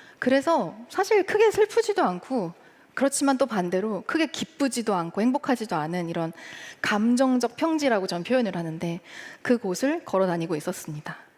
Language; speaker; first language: Korean; early bilingual, heritage; Korean